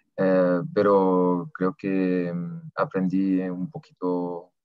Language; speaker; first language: Spanish; non-native, fluent; French